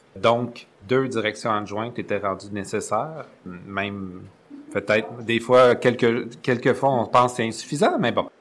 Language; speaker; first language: French; native; French